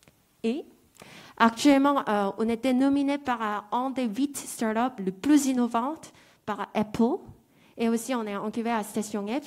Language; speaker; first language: French; non-native, fluent; Korean